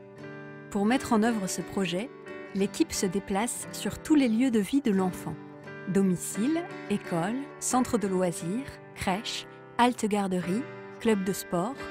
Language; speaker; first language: French; native; French